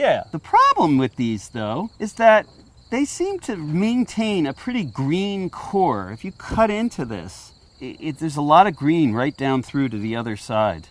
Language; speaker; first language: English; native; English